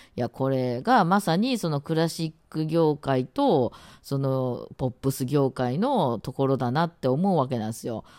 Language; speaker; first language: Japanese; native; Japanese